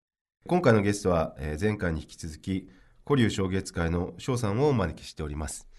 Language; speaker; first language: Japanese; native; Japanese